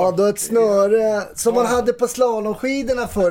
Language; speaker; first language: Swedish; native; Swedish